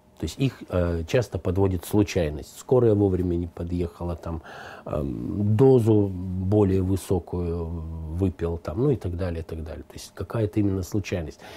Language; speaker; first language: Russian; native; Russian